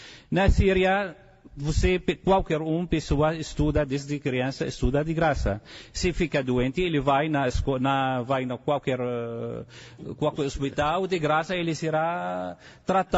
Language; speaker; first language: Portuguese; non-native, fluent; Arabic